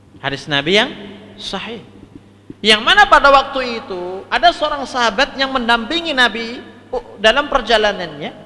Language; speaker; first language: Indonesian; native; Indonesian